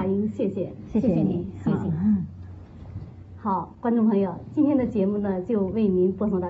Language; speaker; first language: Chinese; native; Chinese